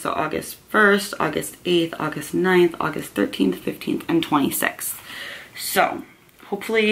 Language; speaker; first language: English; native; English